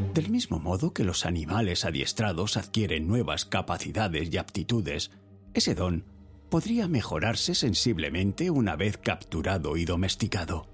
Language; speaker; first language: Spanish; native; Spanish